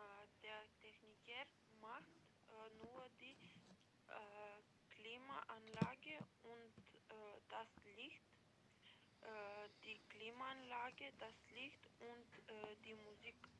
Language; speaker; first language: German; non-native, learner; Macedonian